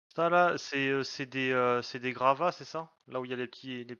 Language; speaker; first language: French; native; French